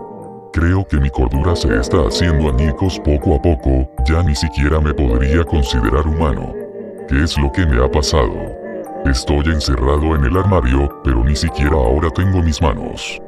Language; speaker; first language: Spanish; native; Spanish